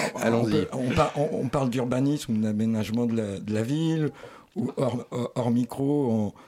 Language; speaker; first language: French; native; French